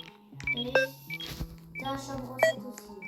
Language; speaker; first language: French; native; French